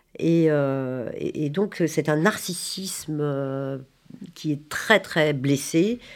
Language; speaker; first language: French; non-native, local second language; Arabic